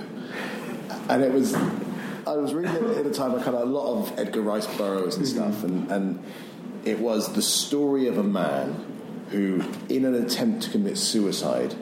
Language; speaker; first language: English; native; English